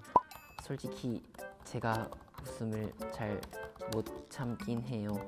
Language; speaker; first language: Korean; native; Korean